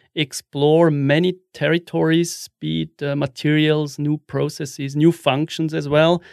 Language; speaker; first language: English; non-native, fluent; German